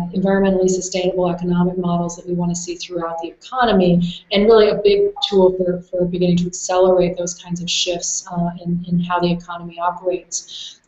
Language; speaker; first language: English; native; English